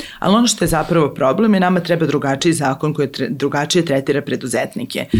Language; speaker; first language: Serbian; native; Serbian